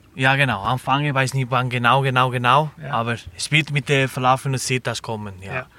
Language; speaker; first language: German; non-native, learner; Spanish